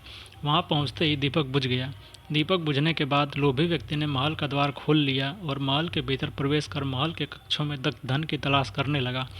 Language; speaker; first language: Hindi; native; Hindi